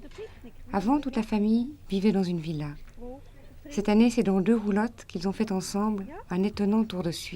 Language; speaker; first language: French; native; French